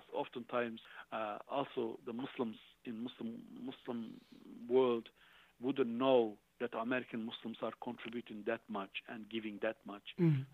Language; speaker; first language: English; non-native, fluent; Turkish